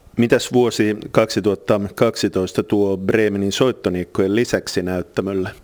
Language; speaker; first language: Finnish; native; Finnish